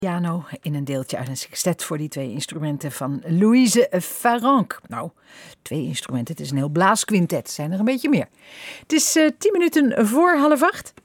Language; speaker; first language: Dutch; native; Dutch